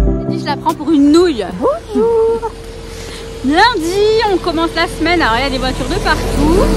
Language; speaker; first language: French; native; French